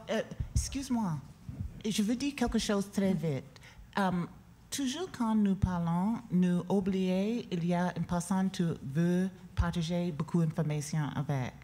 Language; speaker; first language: French; non-native, learner; English